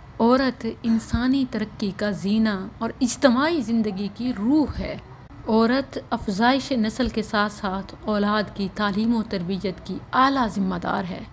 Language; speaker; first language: Urdu; non-native, local second language; Saraiki